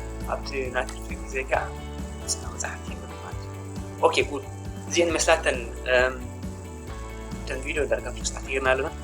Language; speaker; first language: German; non-native, learner; Tigrinya